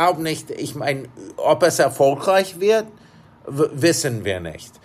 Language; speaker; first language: German; non-native, fluent; English